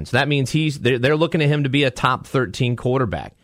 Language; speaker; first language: English; native; English